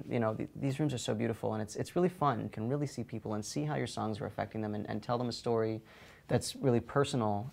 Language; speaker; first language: English; native; English